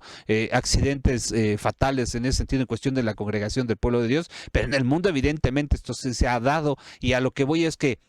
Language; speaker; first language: Spanish; native; Spanish